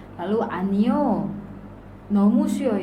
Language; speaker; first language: Korean; non-native, fluent; Indonesian